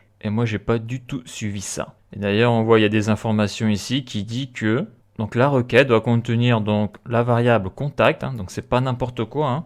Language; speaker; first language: French; native; French